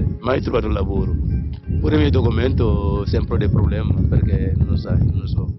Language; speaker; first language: Italian; non-native, learner; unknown